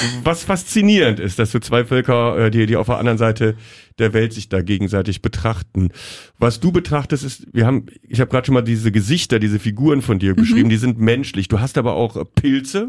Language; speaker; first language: German; native; German